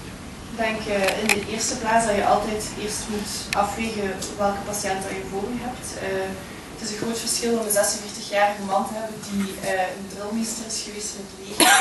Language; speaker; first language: Dutch; native; Dutch